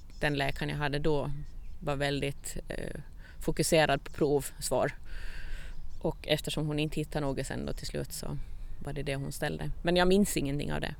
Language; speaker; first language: Swedish; native; Swedish